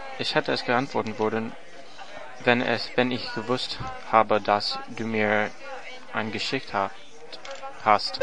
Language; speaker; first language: German; non-native, learner; English